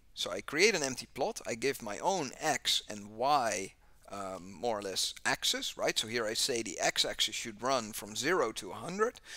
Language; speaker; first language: English; non-native, fluent; Dutch